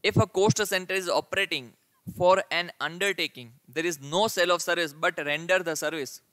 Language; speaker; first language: English; non-native, local second language; Gujarati